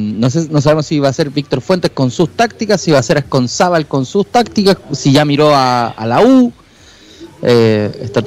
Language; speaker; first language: Spanish; native; Spanish